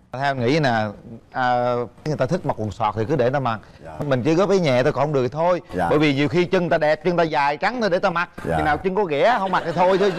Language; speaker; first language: Vietnamese; native; Vietnamese